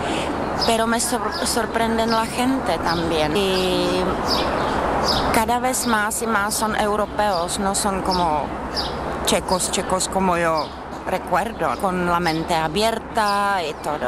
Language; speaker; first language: Spanish; non-native, learner; Czech